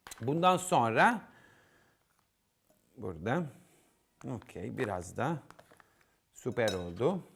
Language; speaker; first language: Turkish; non-native, learner; Italian